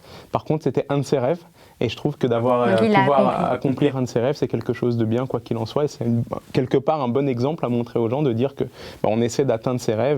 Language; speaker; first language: French; native; French